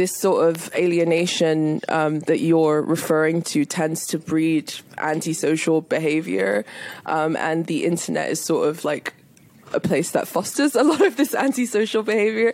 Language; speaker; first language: English; native; English